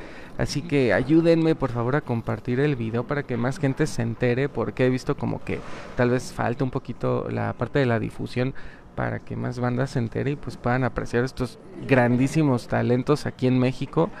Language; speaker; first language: Spanish; native; Spanish